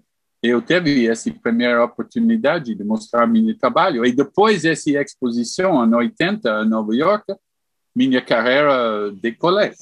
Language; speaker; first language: Portuguese; non-native, fluent; English